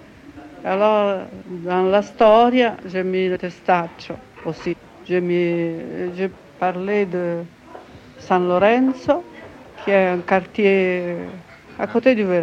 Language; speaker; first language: French; non-native, fluent; Italian